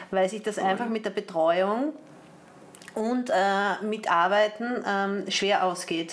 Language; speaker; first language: German; native; German